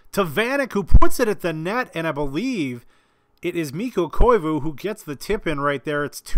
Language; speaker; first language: English; native; English